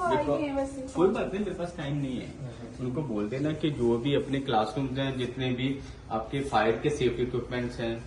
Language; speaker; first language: Hindi; non-native, local second language; Punjabi